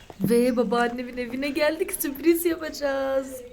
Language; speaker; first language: Turkish; early bilingual, other home language; Arabic